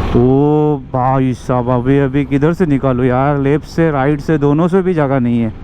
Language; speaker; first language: Hindi; non-native, local second language; Marathi